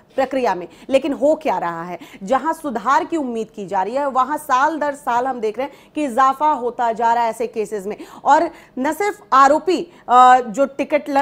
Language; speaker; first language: Hindi; native; Hindi